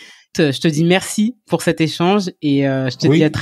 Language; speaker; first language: French; native; French